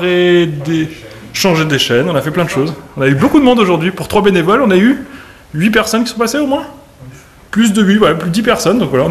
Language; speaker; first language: French; native; French